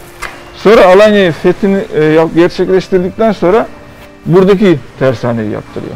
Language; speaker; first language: Turkish; native; Turkish